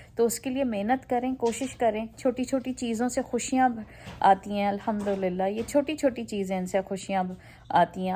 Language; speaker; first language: Urdu; native; Urdu